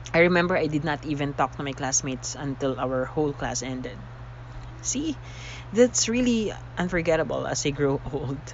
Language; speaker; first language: English; non-native, local second language; Filipino